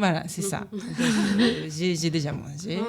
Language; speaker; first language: French; non-native, learner; Japanese